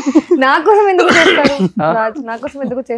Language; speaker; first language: Telugu; non-native, local second language; Hindi